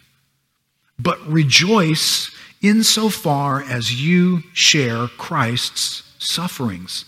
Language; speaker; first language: English; native; English